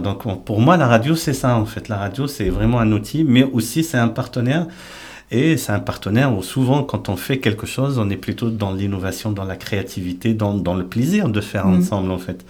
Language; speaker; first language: French; native; French